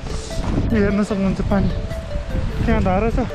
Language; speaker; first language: Nepali; non-native, local second language; Tibetan